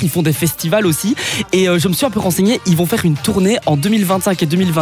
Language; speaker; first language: French; native; French